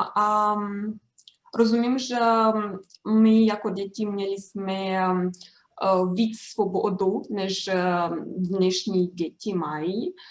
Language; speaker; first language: Czech; non-native, learner; Romanian